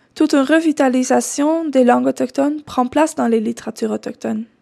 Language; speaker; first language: French; non-native, fluent; Dutch